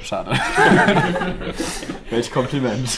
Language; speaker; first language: German; native; German